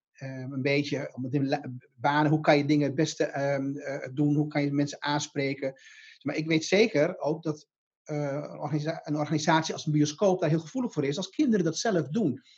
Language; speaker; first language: Dutch; native; Dutch